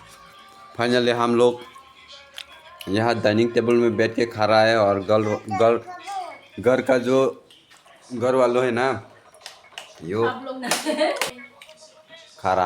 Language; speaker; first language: Hindi; non-native, local second language; Kok Borok